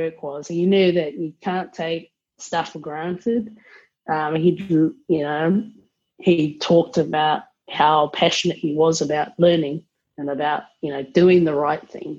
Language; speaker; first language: English; native; English